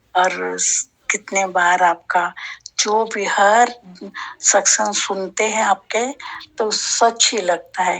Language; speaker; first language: Hindi; non-native, local second language; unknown